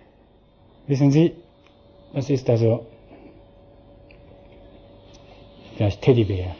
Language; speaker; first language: German; non-native, fluent; Japanese